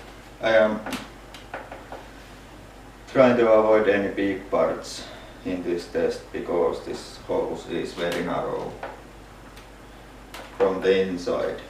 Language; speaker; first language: English; non-native, fluent; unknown